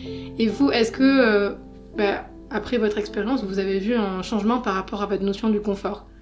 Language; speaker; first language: French; native; French